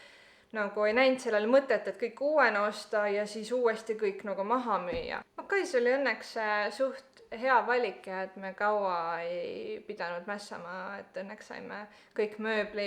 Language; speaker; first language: Estonian; native; Estonian